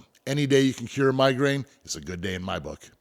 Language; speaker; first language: English; native; English